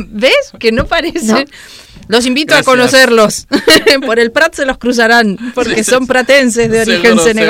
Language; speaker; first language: Spanish; native; Spanish